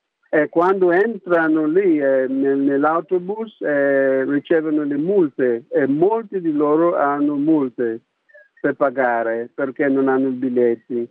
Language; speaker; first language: Italian; non-native, local second language; English